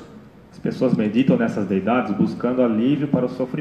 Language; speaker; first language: Portuguese; native; Portuguese